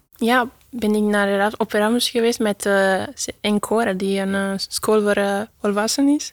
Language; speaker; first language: Dutch; non-native, learner; Italian